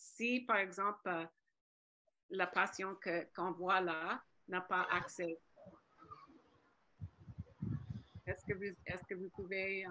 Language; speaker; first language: French; non-native, fluent; English